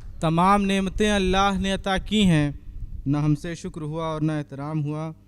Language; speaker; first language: Urdu; native; Urdu